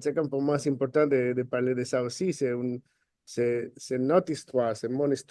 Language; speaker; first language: French; non-native, fluent; Spanish